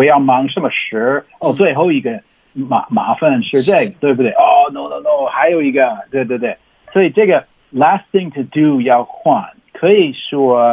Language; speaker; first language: Chinese; non-native, learner; English